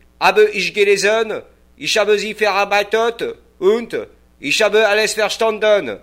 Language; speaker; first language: German; non-native, learner; French